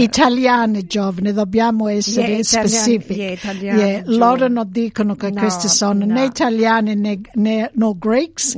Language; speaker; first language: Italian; early bilingual, heritage; Italian